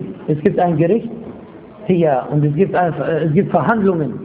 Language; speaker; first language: German; non-native, fluent; Arabic